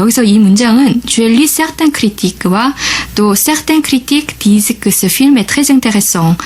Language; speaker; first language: French; non-native, fluent; Korean